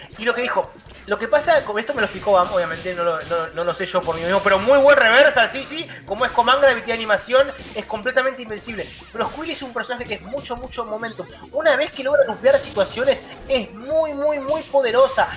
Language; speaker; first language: Spanish; native; Spanish